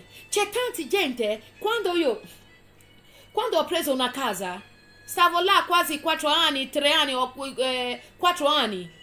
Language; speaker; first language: Italian; non-native, fluent; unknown